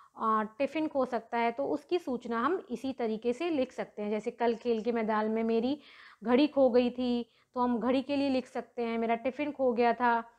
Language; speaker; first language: Hindi; native; Hindi